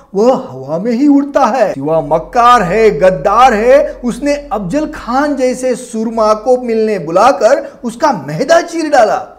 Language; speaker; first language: Hindi; non-native, local second language; Marathi